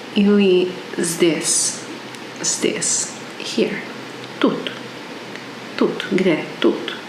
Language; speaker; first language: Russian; non-native, learner; English